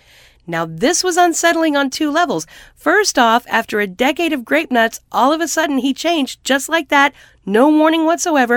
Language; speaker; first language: English; native; English